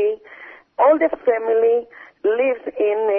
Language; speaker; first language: English; early bilingual, other home language; Arabic